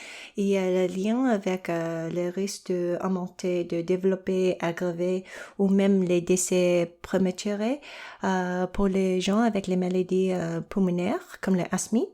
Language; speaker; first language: French; non-native, local second language; English